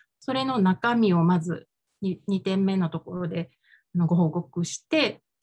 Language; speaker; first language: Japanese; native; Japanese